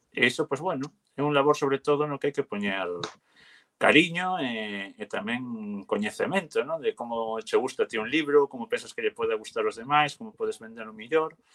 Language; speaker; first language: Galician; native; Galician